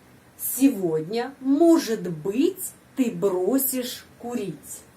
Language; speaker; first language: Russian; non-native, fluent; Indonesian